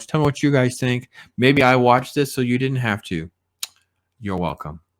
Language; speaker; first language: English; native; English